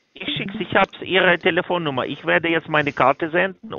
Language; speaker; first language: German; non-native, learner; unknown